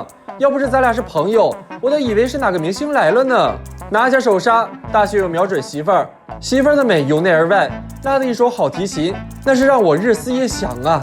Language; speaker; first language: Chinese; native; Chinese